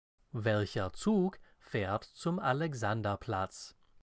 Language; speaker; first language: German; non-native, fluent; English